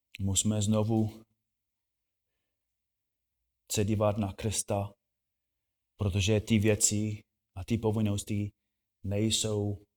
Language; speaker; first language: Czech; non-native, fluent; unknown